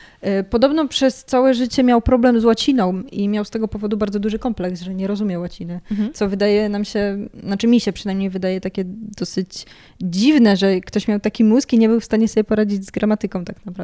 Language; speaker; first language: Polish; native; Polish